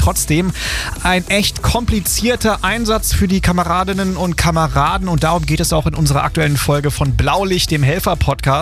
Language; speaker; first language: German; native; German